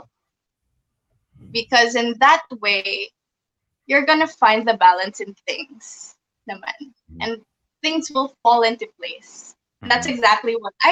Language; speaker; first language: English; non-native, local second language; Filipino